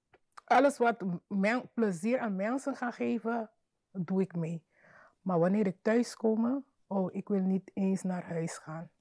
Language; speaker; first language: Dutch; non-native, fluent; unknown